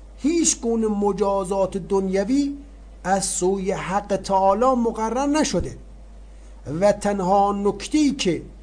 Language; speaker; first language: Persian; native; Persian